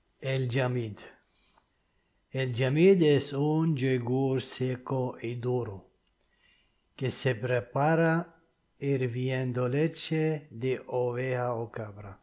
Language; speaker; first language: Spanish; non-native, fluent; Arabic